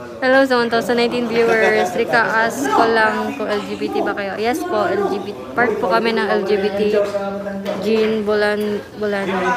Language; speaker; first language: Filipino; non-native, local second language; Cebuano